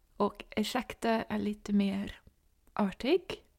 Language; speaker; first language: Swedish; non-native, learner; English